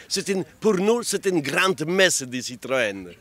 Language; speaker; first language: French; non-native, learner; Polish